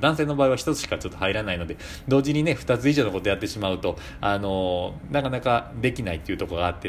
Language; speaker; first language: Japanese; native; Japanese